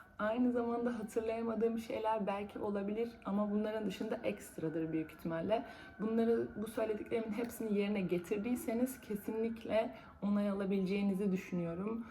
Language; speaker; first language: Turkish; native; Turkish